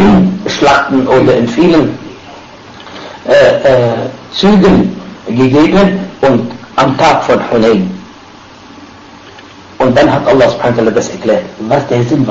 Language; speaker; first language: German; non-native, fluent; Arabic